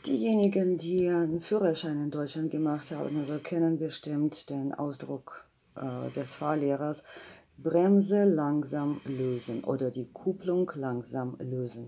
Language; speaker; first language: German; non-native, fluent; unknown